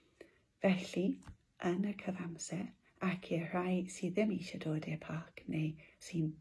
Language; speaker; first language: Welsh; non-native, local second language; English